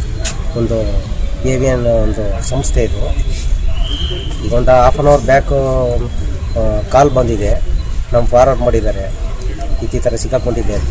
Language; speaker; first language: Kannada; native; Kannada